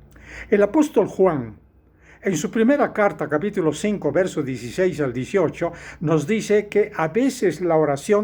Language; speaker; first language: Spanish; native; Spanish